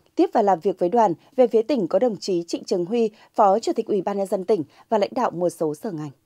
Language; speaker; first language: Vietnamese; native; Vietnamese